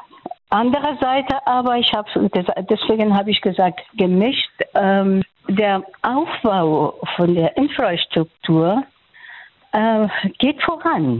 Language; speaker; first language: German; non-native, fluent; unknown